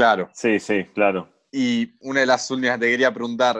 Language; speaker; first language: Spanish; native; Spanish